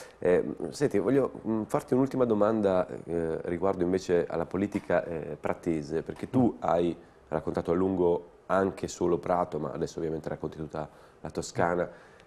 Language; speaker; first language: Italian; native; Italian